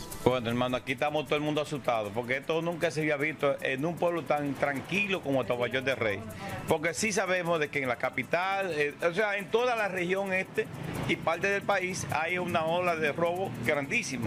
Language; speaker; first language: Spanish; native; Spanish